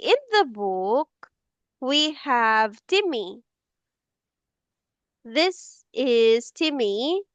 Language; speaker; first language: English; non-native, fluent; Filipino